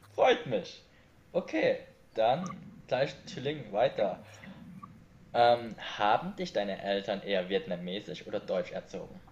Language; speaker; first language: German; early bilingual, other home language; Vietnamese